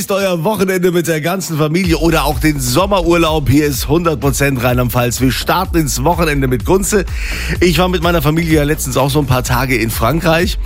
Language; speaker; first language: German; native; German